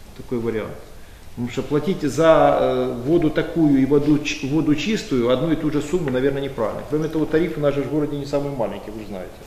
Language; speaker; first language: Russian; native; Russian